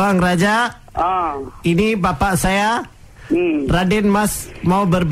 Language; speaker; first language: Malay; non-native, local second language; Tamil